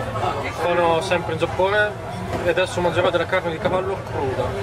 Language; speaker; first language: Italian; native; Italian